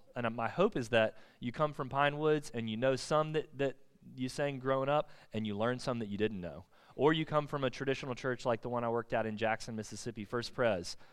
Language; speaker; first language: English; native; English